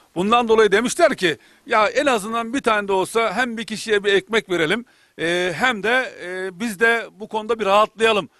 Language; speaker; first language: Turkish; native; Turkish